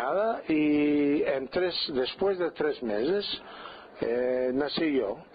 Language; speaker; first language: Spanish; non-native, fluent; Greek